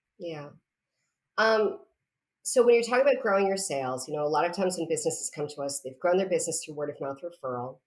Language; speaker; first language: English; native; English